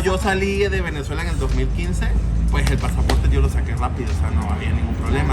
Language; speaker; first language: Spanish; native; Spanish